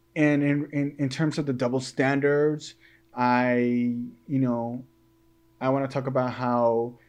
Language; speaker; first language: English; early bilingual, other home language; Spanish